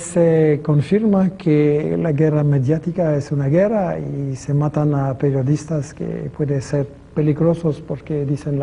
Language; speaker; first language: Spanish; non-native, fluent; French